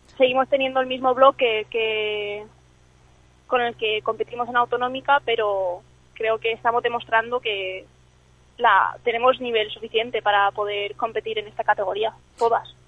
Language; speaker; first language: Spanish; early bilingual, other home language; English